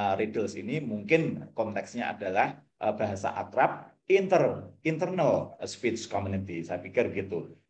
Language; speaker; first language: Indonesian; non-native, local second language; Javanese